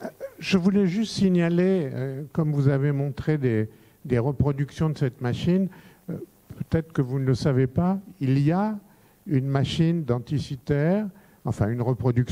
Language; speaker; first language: French; native; French